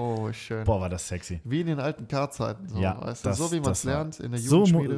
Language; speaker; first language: German; native; German